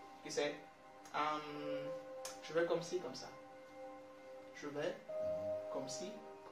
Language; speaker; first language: French; non-native, learner; English